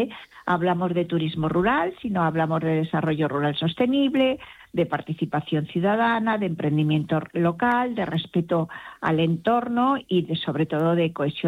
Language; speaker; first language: Spanish; native; Spanish